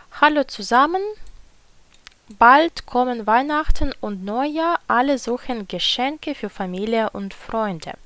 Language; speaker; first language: German; non-native, learner; Ukrainian